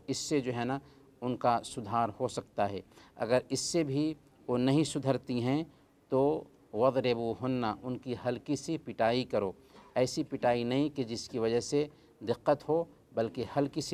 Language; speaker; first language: Urdu; native; Urdu